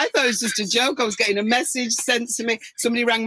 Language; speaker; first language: English; native; English